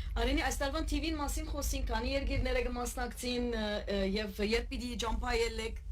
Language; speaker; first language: Armenian; native; Armenian